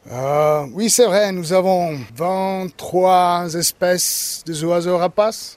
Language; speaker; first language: French; non-native, learner; Czech